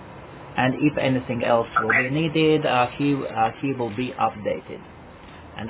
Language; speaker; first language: English; non-native, fluent; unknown